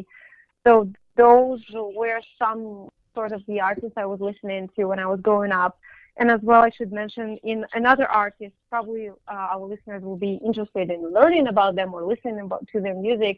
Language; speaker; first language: English; non-native, fluent; Russian